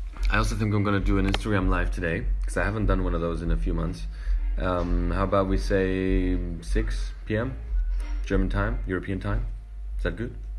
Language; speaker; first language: English; non-native, fluent; Spanish